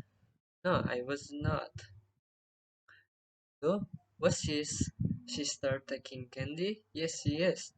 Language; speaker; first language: English; non-native, learner; Indonesian